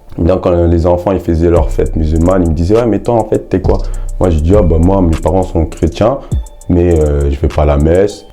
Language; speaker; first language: French; early bilingual, other home language; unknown